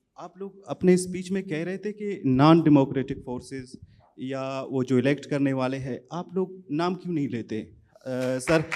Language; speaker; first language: Urdu; non-native, local second language; Baluchi